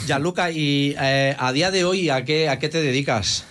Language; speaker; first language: Spanish; native; Spanish